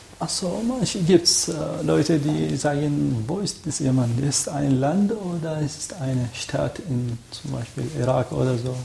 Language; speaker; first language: German; non-native, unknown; Arabic